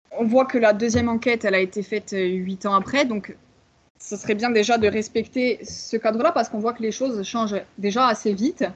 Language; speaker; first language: French; native; French